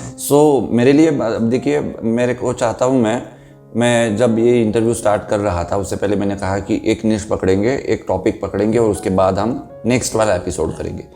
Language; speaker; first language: Hindi; non-native, local second language; Marathi